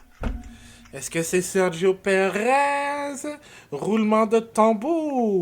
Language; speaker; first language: French; native; French